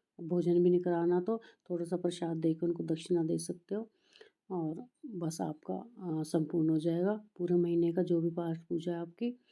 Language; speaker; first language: Hindi; native; Hindi